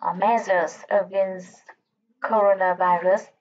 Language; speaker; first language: English; non-native, fluent; Vietnamese